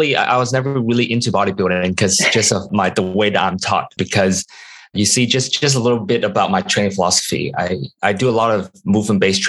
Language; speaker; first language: English; non-native, local second language; Cantonese